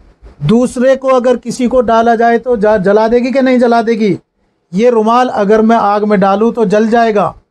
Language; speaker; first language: Urdu; native; Urdu